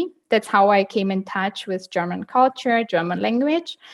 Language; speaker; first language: English; non-native, fluent; Uzbek